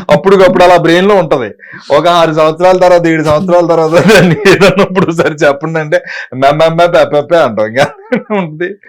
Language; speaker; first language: Telugu; native; Telugu